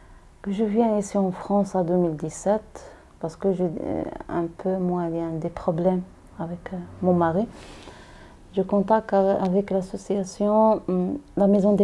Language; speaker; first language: French; non-native, learner; Arabic